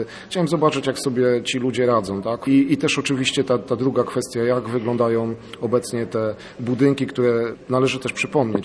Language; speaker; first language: Polish; native; Polish